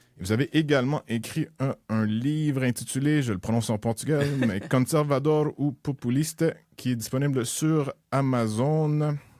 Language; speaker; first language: French; native; French